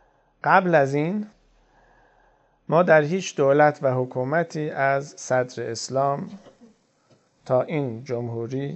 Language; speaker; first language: Persian; native; Persian